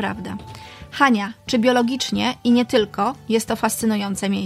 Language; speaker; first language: Polish; native; Polish